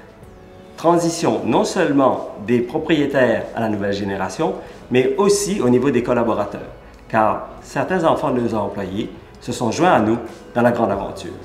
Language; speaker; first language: French; non-native, local second language; Morisyen